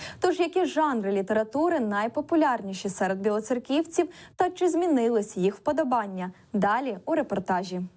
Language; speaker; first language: Ukrainian; native; Ukrainian